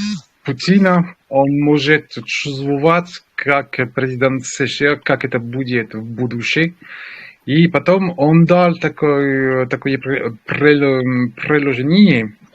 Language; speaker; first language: Russian; non-native, learner; French